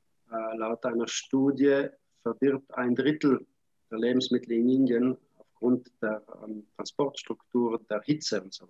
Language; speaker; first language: German; native; German